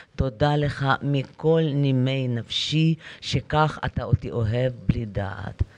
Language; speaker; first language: Hebrew; non-native, fluent; Russian